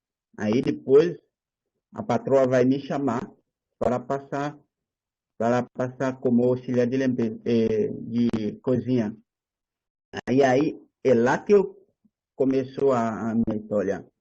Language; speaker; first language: Portuguese; non-native, learner; Haitian Creole